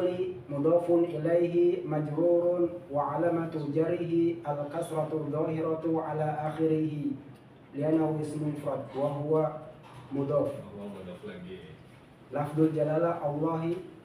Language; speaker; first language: Arabic; non-native, learner; Indonesian